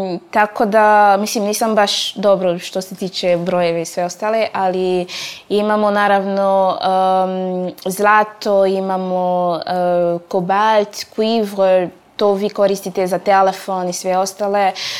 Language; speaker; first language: Croatian; non-native, fluent; French